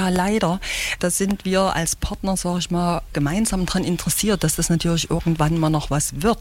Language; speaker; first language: German; native; German